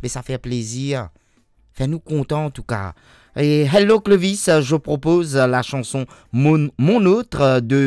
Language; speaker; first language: French; non-native, local second language; Morisyen